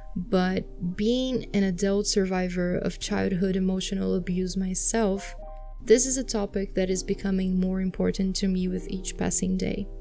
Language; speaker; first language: English; non-native, fluent; Portuguese